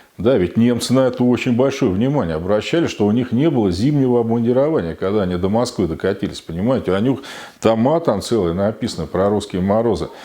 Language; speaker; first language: Russian; native; Russian